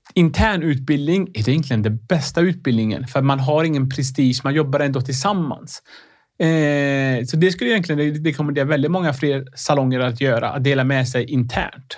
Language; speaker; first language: Swedish; early bilingual, other home language; Arabic